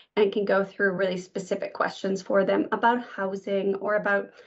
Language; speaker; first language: English; native; English